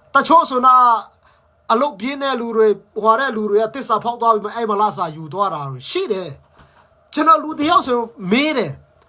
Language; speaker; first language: Burmese; non-native, local second language; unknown